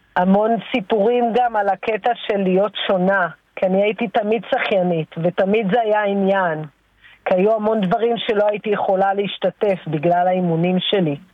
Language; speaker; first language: Hebrew; native; Hebrew